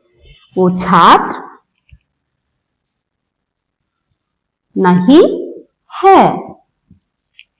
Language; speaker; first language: Hindi; non-native, local second language; Telugu